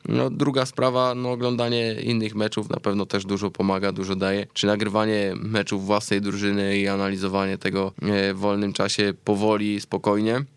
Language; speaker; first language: Polish; native; Polish